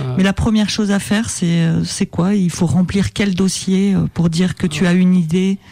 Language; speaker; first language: French; native; French